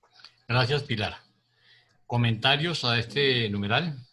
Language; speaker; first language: Spanish; native; Spanish